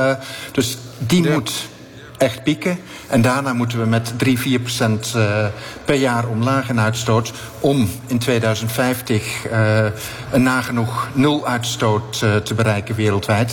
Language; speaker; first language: Dutch; native; Dutch